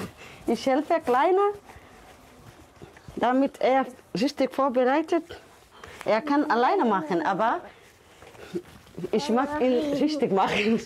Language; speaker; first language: German; non-native, learner; Somali